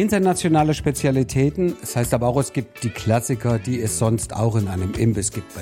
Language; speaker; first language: German; native; German